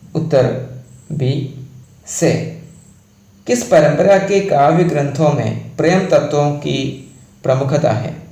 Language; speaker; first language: Hindi; non-native, local second language; Malayalam